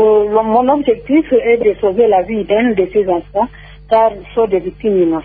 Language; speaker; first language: French; non-native, local second language; Nande